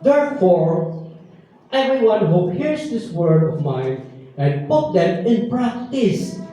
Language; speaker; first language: English; non-native, local second language; Filipino